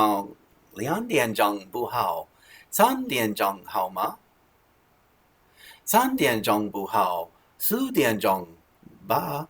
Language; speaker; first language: Chinese; non-native, learner; English